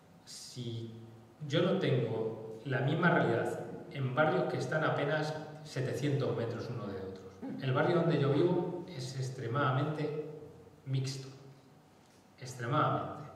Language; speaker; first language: Spanish; native; Spanish